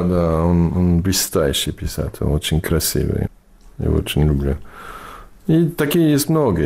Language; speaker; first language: Russian; non-native, fluent; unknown